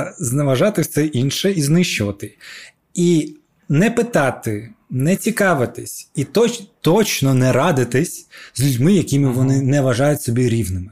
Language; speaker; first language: Ukrainian; non-native, local second language; Russian